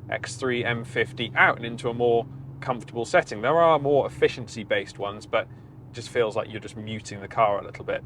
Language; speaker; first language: English; native; English